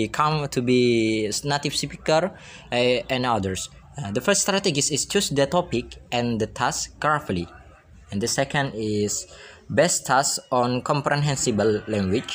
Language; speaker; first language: English; non-native, learner; Indonesian